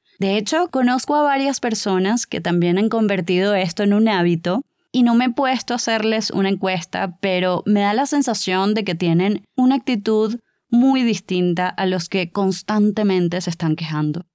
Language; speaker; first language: Spanish; native; Spanish